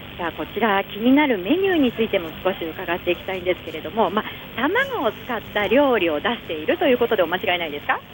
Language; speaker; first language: Japanese; native; Japanese